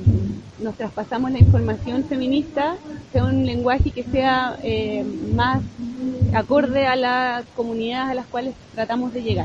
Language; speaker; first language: Spanish; native; Spanish